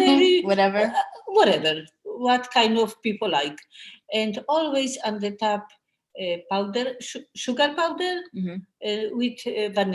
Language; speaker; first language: English; non-native, learner; Polish